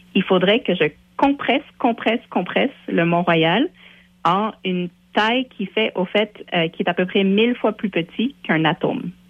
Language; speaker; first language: French; native; French